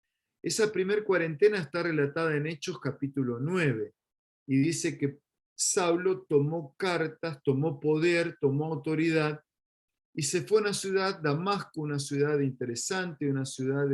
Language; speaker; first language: Spanish; native; Spanish